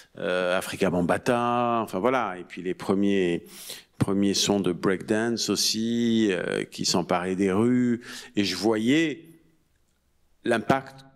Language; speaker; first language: French; native; French